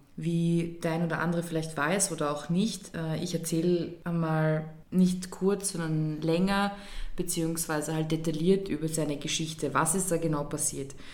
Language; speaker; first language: German; early bilingual, other home language; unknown